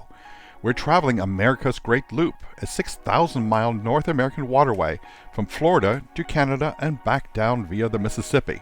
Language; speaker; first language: English; native; English